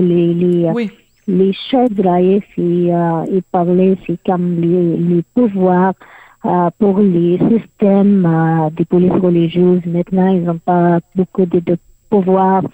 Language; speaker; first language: French; non-native, learner; Arabic